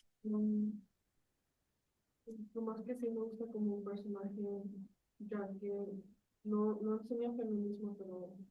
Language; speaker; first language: Spanish; non-native, learner; English